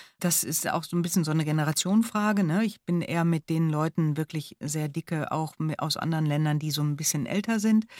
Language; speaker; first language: German; native; German